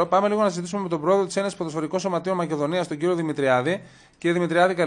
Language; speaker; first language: Greek; native; Greek